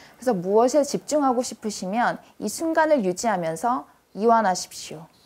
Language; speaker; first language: Korean; native; Korean